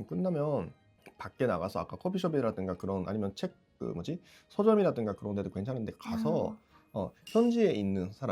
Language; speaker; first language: Korean; non-native, fluent; Japanese